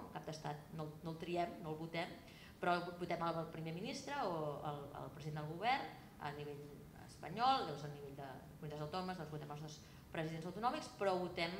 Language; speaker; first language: Catalan; native; Catalan